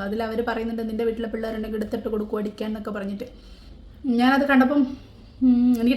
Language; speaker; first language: Malayalam; native; Malayalam